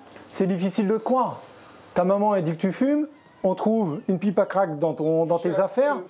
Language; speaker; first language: French; native; French